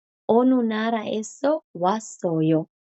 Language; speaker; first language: Korean; non-native, fluent; Spanish